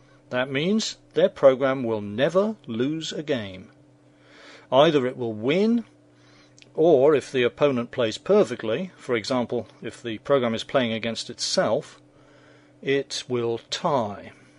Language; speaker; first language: English; native; English